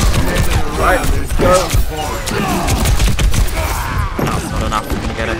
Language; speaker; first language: English; native; English